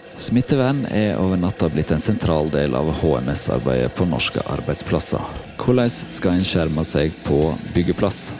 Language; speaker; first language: Norwegian; native; Norwegian